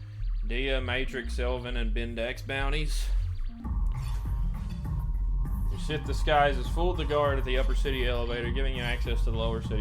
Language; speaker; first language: English; native; English